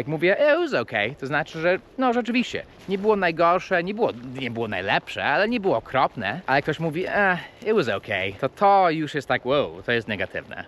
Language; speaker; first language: Polish; non-native, fluent; English